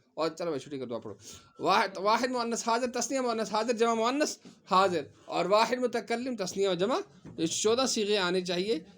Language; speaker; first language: Urdu; non-native, local second language; Kashmiri